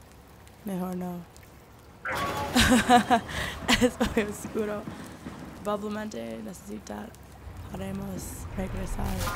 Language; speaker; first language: Spanish; non-native, learner; English